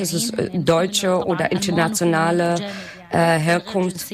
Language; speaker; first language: German; non-native, learner; Arabic